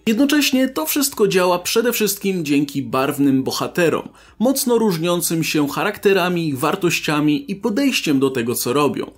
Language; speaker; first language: Polish; native; Polish